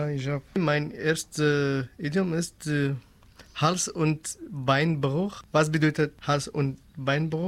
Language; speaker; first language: German; non-native, learner; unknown